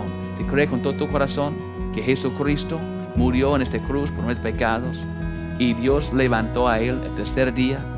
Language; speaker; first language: Spanish; non-native, fluent; English